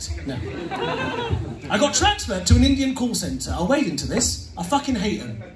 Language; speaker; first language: English; native; English